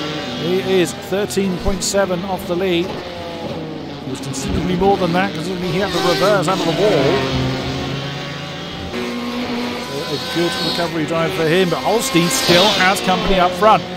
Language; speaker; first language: English; native; English